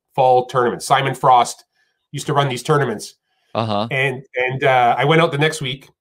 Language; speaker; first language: English; native; English